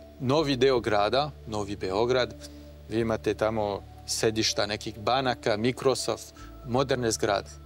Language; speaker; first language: Croatian; non-native, fluent; French